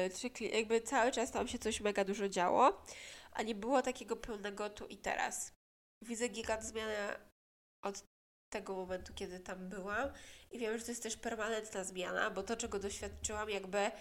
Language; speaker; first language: Polish; native; Polish